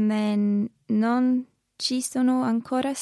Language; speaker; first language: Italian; non-native, learner; English